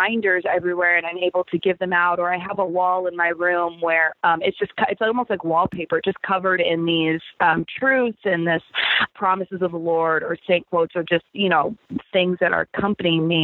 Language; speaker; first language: English; native; English